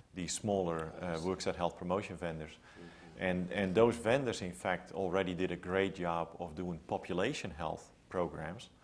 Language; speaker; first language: English; non-native, fluent; Dutch